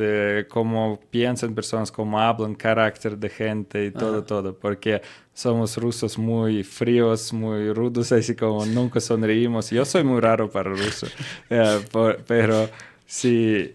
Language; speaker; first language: Spanish; non-native, learner; Russian